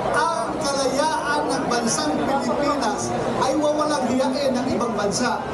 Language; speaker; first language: Filipino; non-native, local second language; Cebuano